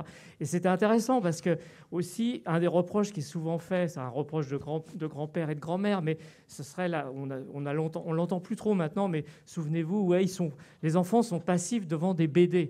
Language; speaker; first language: French; native; French